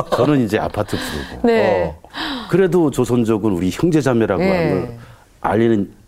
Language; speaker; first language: Korean; native; Korean